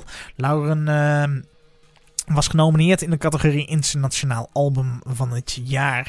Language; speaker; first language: Dutch; native; Dutch